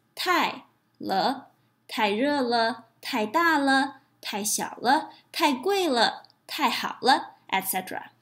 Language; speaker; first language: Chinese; non-native, fluent; English